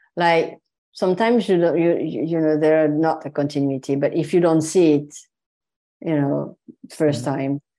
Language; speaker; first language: English; non-native, fluent; French